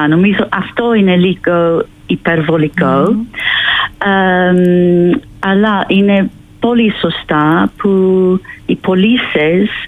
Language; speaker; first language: Greek; non-native, fluent; English